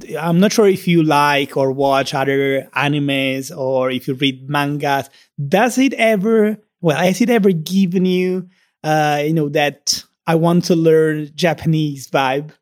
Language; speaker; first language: English; non-native, fluent; Italian